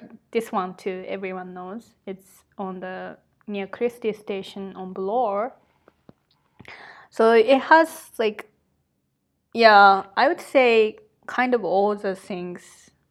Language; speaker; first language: English; non-native, fluent; Japanese